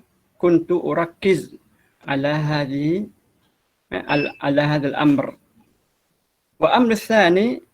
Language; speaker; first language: Arabic; non-native, fluent; Malay